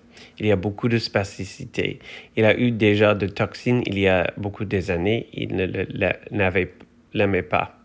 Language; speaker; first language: French; non-native, fluent; English